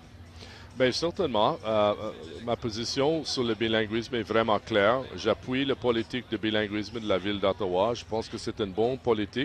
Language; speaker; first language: French; non-native, local second language; English